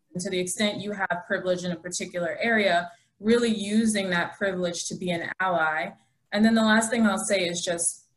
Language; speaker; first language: English; native; English